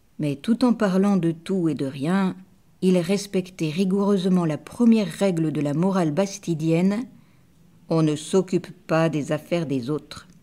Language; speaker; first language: French; native; French